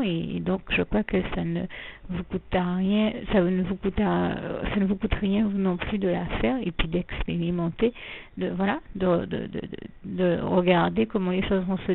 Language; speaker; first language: French; native; French